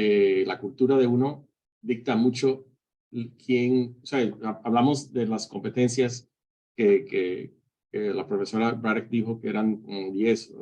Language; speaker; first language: Spanish; early bilingual, heritage; Spanish